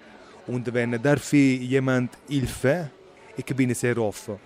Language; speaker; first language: German; non-native, learner; Italian